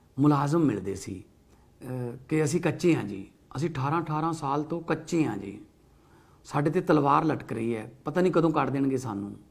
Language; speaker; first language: Punjabi; native; Punjabi